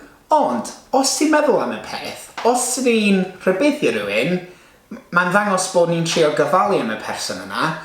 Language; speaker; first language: Welsh; non-native, local second language; English